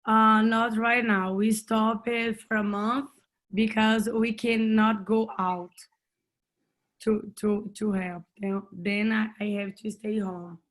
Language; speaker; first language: English; non-native, learner; Portuguese